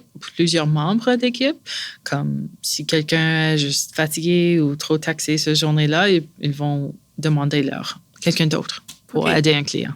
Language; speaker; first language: French; non-native, local second language; English